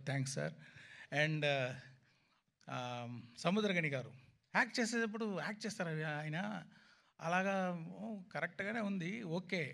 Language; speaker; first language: Telugu; non-native, learner; Tamil